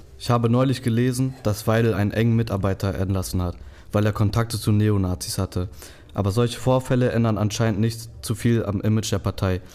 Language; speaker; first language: German; early bilingual, other home language; Kurdish